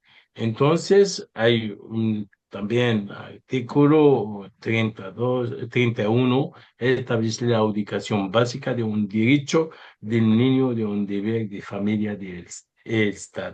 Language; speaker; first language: Spanish; non-native, learner; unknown